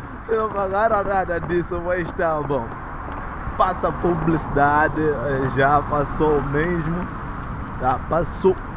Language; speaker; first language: Portuguese; non-native, local second language; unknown